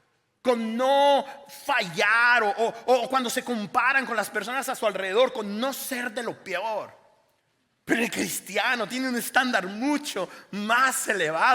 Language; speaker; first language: Spanish; native; Spanish